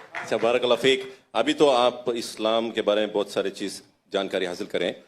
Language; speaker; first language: Hindi; non-native, local second language; Tamil